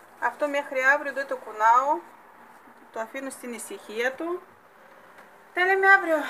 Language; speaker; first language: Greek; non-native, fluent; Russian